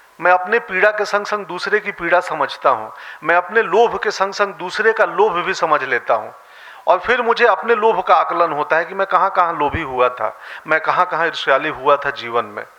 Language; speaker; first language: Hindi; native; Hindi